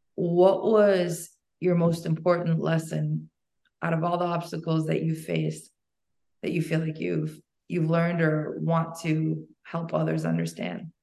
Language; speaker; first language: English; early bilingual, other home language; Albanian